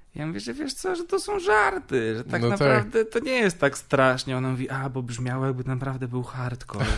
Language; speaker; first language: Polish; native; Polish